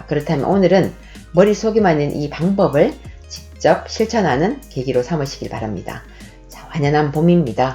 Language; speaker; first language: Korean; native; Korean